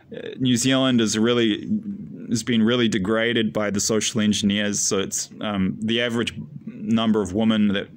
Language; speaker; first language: English; native; English